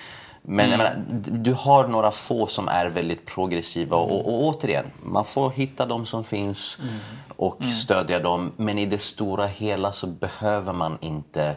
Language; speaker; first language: Swedish; early bilingual, other home language; Persian